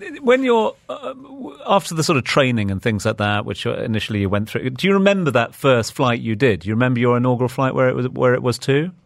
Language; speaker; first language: English; native; English